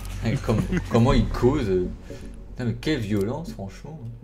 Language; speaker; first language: French; native; French